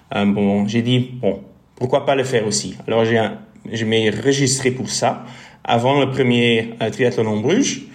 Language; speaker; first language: French; non-native, fluent; Dutch